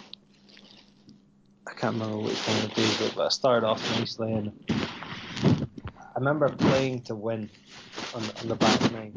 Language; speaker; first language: English; native; English